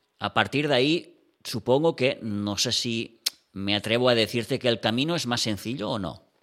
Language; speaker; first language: Spanish; non-native, local second language; Catalan